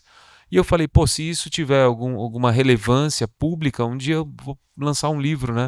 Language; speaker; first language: Portuguese; native; Portuguese